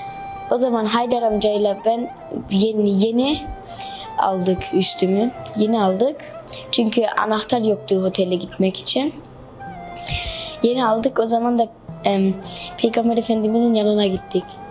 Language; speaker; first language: Turkish; early bilingual, heritage; Turkish